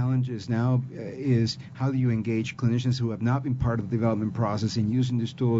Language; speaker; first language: English; non-native, fluent; Spanish